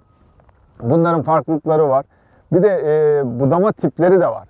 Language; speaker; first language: Turkish; native; Turkish